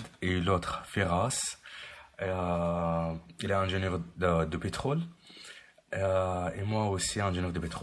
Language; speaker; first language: French; non-native, fluent; Arabic